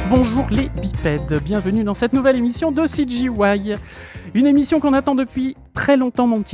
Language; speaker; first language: French; native; French